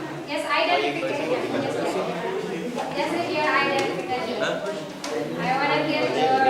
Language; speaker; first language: English; non-native, learner; Indonesian